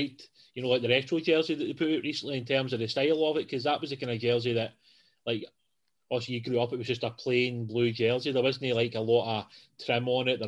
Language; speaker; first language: English; native; English